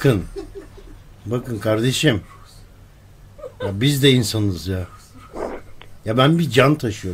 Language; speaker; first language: Turkish; native; Turkish